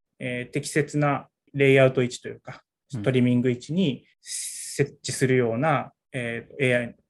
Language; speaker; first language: Japanese; native; Japanese